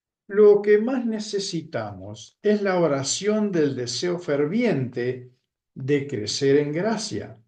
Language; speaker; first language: Spanish; native; Spanish